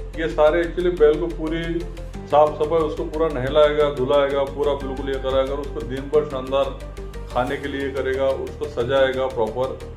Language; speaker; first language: Hindi; non-native, local second language; Marathi